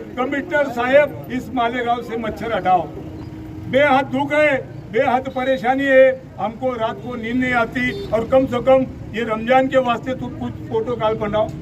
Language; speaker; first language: Hindi; non-native, local second language; Urdu